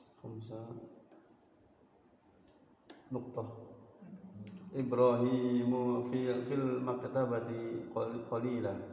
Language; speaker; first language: Arabic; non-native, learner; Indonesian